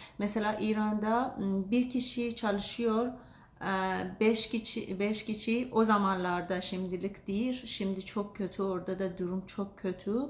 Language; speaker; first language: Turkish; non-native, learner; Azerbaijani